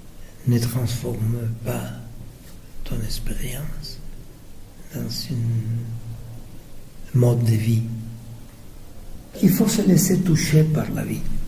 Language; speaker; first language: French; non-native, fluent; Spanish